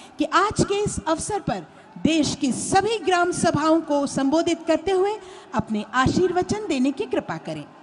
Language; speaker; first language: Hindi; native; Hindi